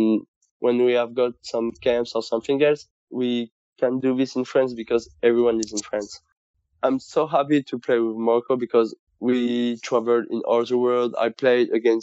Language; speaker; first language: English; non-native, fluent; French